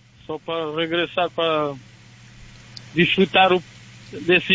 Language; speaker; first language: Portuguese; non-native, local second language; Kabuverdianu